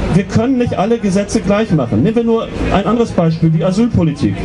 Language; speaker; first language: German; native; German